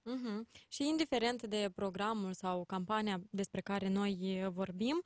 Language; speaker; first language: Romanian; native; Romanian